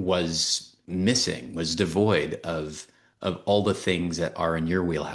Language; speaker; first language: English; native; English